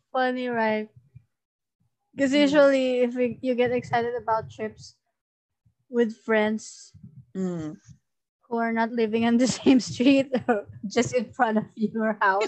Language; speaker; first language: English; non-native, local second language; Filipino